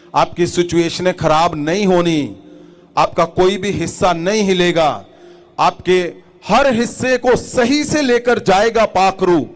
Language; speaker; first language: Hindi; non-native, local second language; Punjabi